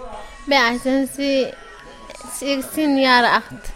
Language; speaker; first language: German; non-native, learner; Tigrinya